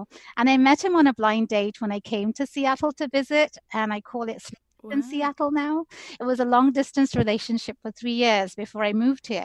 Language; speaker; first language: English; native; English